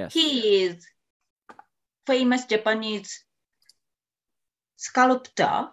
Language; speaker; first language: English; non-native, learner; Japanese